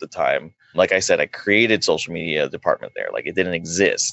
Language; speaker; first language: English; native; English